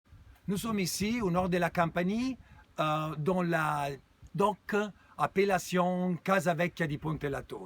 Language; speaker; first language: French; non-native, fluent; Italian